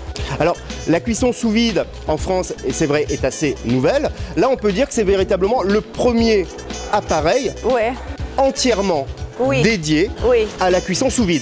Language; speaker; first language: French; native; French